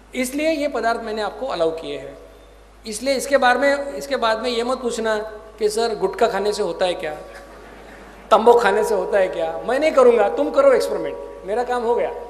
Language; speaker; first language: Hindi; non-native, local second language; Marathi